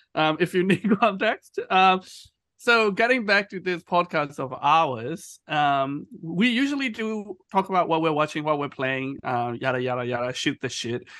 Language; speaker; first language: English; non-native, fluent; Burmese